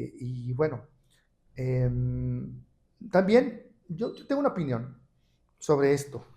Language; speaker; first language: Spanish; native; Spanish